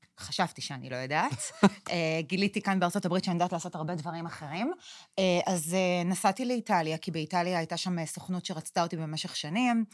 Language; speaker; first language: Hebrew; native; Hebrew